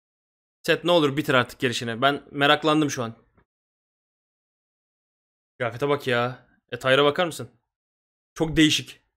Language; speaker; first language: Turkish; native; Turkish